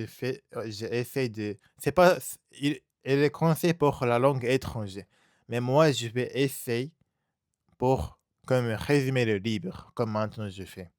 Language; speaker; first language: French; non-native, learner; Japanese